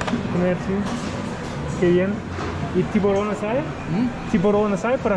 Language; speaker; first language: Spanish; non-native, learner; German